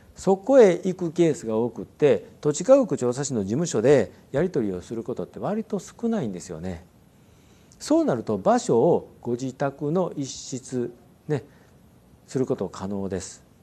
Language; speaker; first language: Japanese; native; Japanese